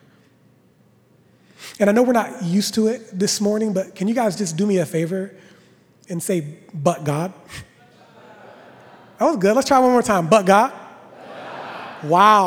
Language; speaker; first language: English; native; English